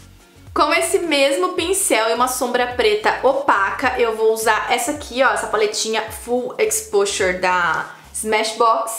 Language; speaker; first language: Portuguese; native; Portuguese